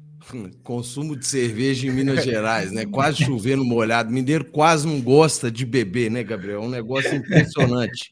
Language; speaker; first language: Portuguese; native; Portuguese